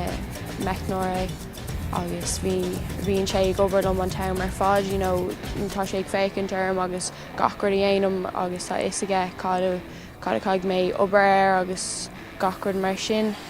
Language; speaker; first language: Irish; non-native, local second language; English